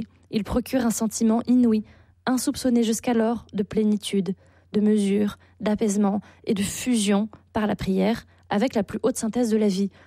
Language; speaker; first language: French; native; French